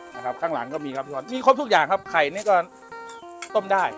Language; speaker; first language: Thai; non-native, local second language; Northeastern Thai